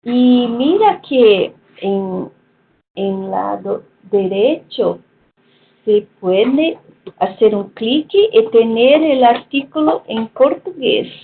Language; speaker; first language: Spanish; non-native, fluent; Portuguese